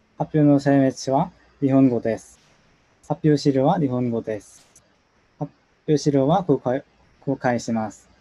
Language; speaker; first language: Japanese; non-native, learner; Korean